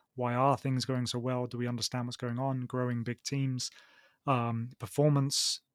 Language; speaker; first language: English; native; English